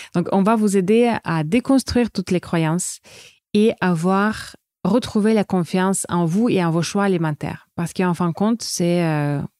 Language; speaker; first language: French; non-native, fluent; Russian